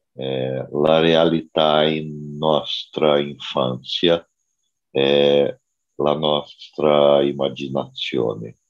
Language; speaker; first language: Italian; non-native, learner; Portuguese